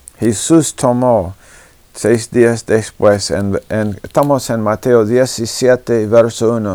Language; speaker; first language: Spanish; non-native, fluent; English